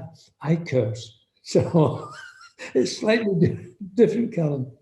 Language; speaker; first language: English; native; English